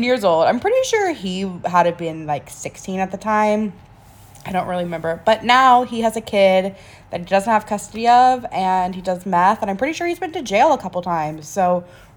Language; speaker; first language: English; native; English